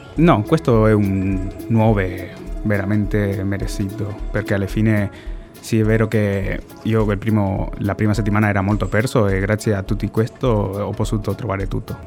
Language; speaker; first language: Italian; non-native, learner; Spanish